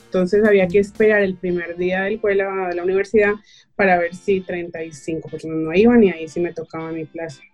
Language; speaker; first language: Spanish; native; Spanish